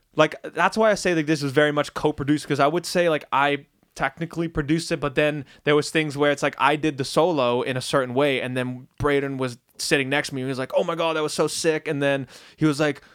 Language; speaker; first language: English; early bilingual, other home language; Dutch